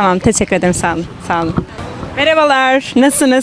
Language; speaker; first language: Turkish; native; Turkish